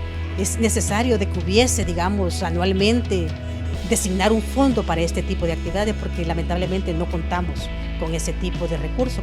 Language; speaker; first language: Spanish; native; Spanish